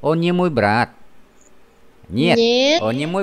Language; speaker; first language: Russian; non-native, fluent; Vietnamese